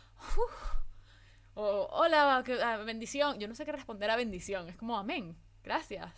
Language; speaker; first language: Spanish; native; Spanish